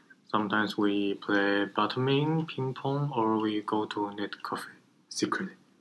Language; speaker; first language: English; non-native, learner; Chinese